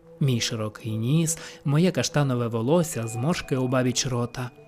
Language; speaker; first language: Ukrainian; native; Ukrainian